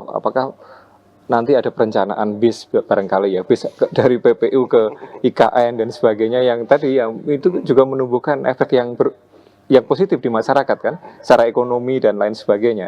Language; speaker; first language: Indonesian; native; Indonesian